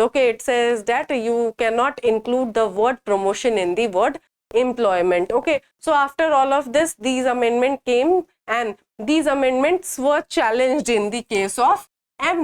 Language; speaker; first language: English; non-native, local second language; Hindi